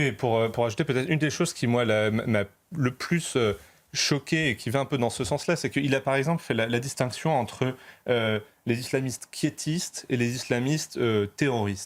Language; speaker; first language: French; native; French